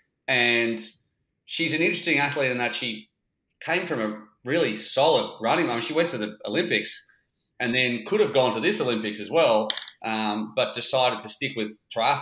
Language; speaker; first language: English; native; English